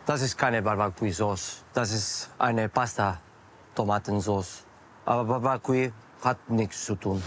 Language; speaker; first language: German; non-native, learner; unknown